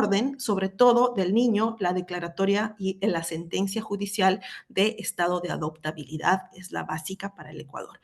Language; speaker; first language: Spanish; native; Spanish